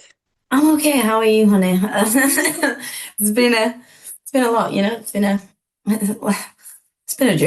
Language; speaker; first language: English; native; English